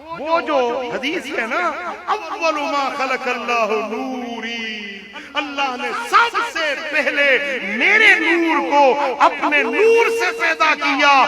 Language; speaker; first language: Urdu; non-native, local second language; Sindhi